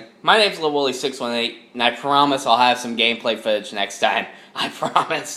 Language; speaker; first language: English; native; English